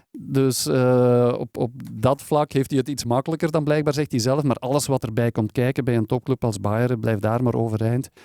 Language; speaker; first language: Dutch; native; Dutch